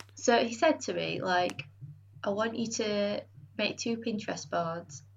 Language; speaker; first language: English; native; English